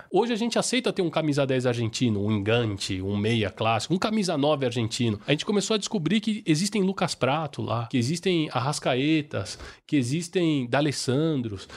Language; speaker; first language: Portuguese; native; Portuguese